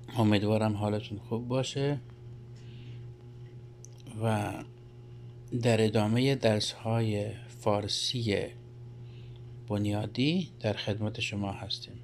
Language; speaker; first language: Persian; non-native, fluent; Urdu